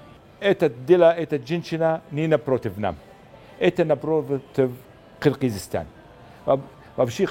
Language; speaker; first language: Russian; non-native, learner; Arabic